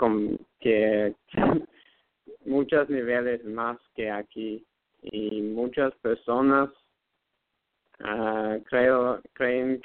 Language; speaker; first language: Spanish; non-native, learner; English